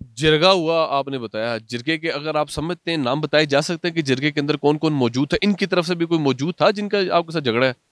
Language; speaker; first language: Urdu; non-native, local second language; Punjabi